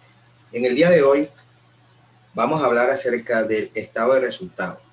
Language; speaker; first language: Spanish; native; Spanish